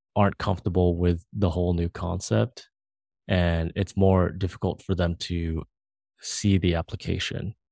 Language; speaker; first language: English; early bilingual, other home language; Filipino